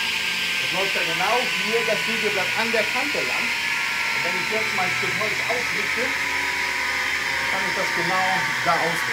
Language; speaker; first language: German; native; German